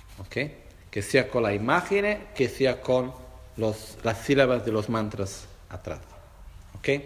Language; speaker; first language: Spanish; non-native, fluent; Portuguese